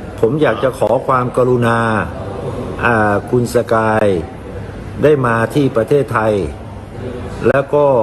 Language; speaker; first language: Thai; native; Thai